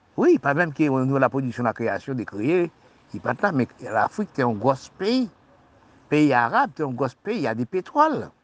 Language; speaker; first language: French; non-native, local second language; Haitian Creole